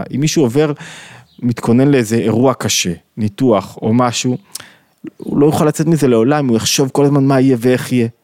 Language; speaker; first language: Hebrew; native; Hebrew